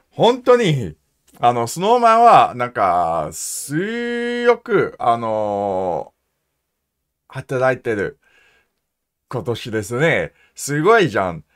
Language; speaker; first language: Japanese; non-native, learner; English